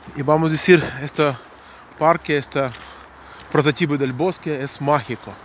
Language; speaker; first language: Spanish; non-native, fluent; Ukrainian